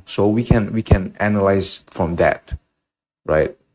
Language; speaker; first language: English; non-native, fluent; Indonesian